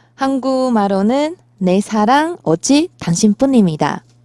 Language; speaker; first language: Korean; non-native, fluent; Chinese